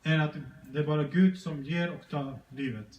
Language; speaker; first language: Swedish; early bilingual, other home language; Spanish